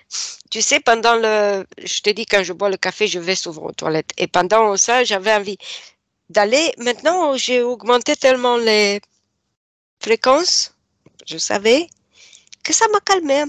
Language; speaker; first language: French; non-native, fluent; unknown